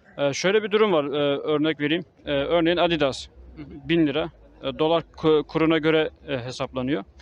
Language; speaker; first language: Turkish; native; Turkish